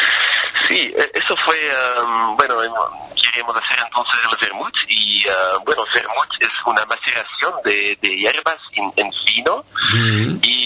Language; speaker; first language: Spanish; non-native, fluent; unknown